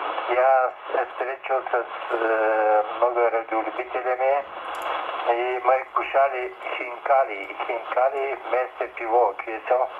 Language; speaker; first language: Russian; non-native, learner; Bulgarian